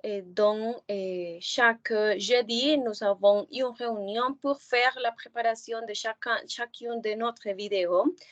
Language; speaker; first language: French; non-native, learner; Spanish